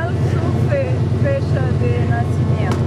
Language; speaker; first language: Spanish; non-native, learner; Portuguese